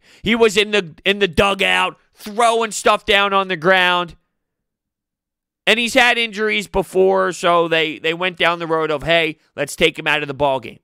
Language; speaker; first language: English; native; English